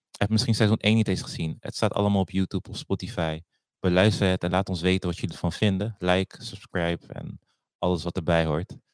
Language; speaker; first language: Dutch; early bilingual, other home language; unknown